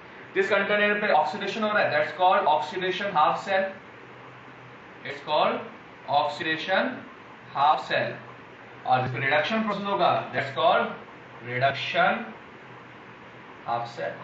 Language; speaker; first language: Hindi; native; Hindi